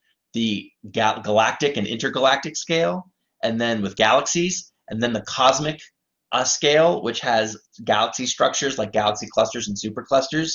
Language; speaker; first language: English; native; English